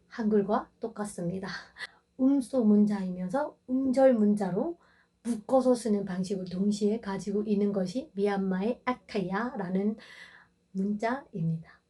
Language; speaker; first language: Korean; non-native, fluent; Burmese